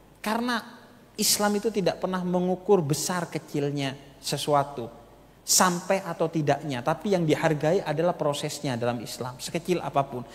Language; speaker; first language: Indonesian; native; Indonesian